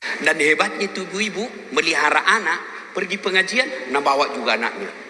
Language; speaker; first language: Indonesian; non-native, local second language; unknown